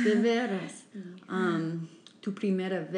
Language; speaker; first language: Spanish; non-native, fluent; English